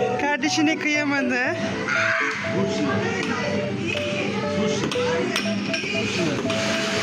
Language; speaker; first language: Turkish; native; Turkish